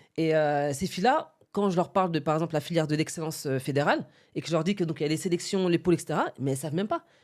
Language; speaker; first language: French; early bilingual, other home language; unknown